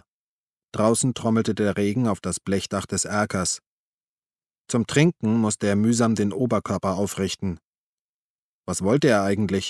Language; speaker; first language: German; native; German